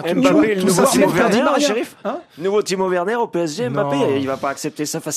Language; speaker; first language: French; native; French